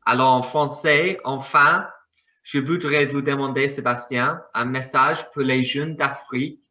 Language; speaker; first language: French; non-native, learner; English